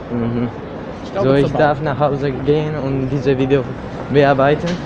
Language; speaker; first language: German; non-native, learner; Italian